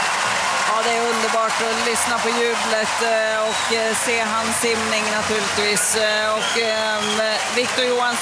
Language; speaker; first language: Swedish; native; Swedish